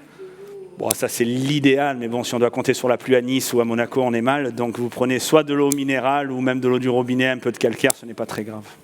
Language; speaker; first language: French; native; French